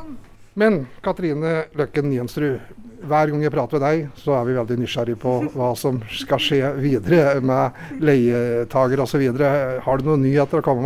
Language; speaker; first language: Norwegian; native; Norwegian